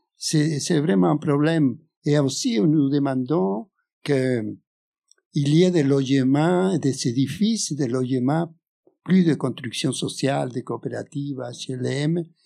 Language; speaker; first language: French; non-native, fluent; Spanish